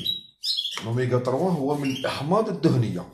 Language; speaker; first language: Arabic; native; Arabic